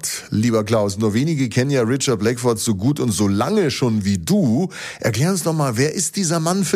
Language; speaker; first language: German; native; German